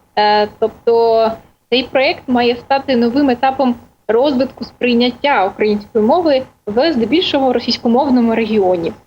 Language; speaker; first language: Ukrainian; non-native, local second language; Russian